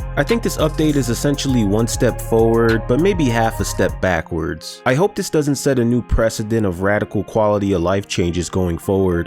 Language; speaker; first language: English; native; English